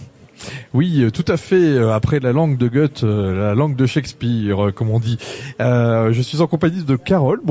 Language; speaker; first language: French; native; French